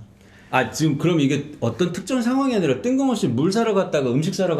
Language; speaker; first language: Korean; native; Korean